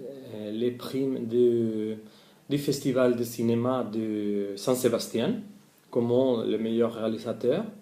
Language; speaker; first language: French; non-native, learner; Spanish